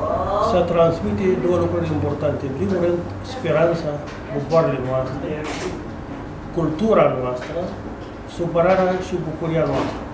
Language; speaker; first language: Romanian; non-native, learner; Arabic